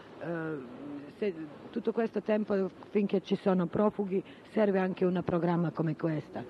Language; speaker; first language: Italian; non-native, learner; Bosnian